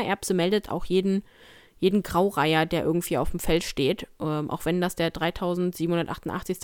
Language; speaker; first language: German; native; German